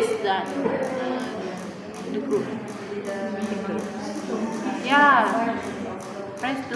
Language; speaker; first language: English; non-native, learner; Indonesian